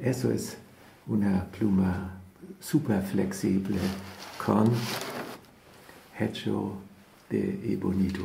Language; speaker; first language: Spanish; non-native, learner; German